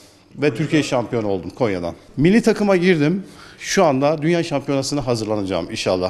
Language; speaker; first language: Turkish; native; Turkish